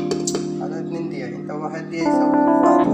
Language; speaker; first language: Arabic; non-native, learner; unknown